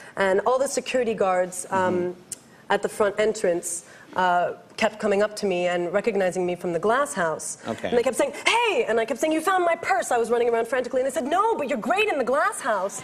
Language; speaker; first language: English; native; English